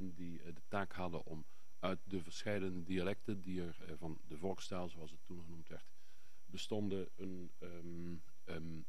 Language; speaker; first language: Dutch; native; Dutch